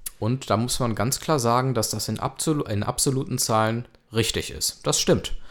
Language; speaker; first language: German; native; German